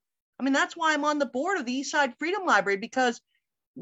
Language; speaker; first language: English; native; English